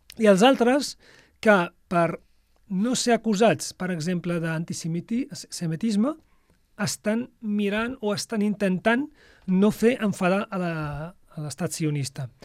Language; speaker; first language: Catalan; non-native, fluent; Arabic